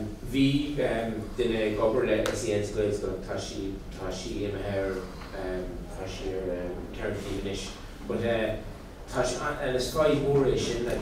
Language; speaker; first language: Irish; non-native, local second language; English